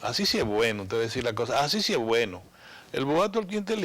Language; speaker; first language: Spanish; native; Spanish